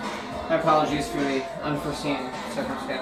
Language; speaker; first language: English; native; English